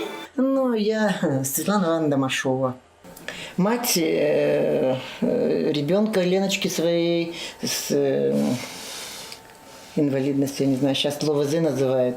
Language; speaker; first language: Russian; native; Russian